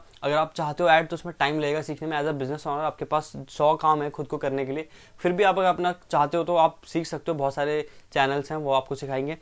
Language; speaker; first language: Hindi; native; Hindi